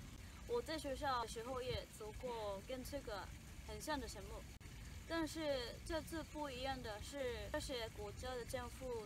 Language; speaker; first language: Chinese; non-native, fluent; Japanese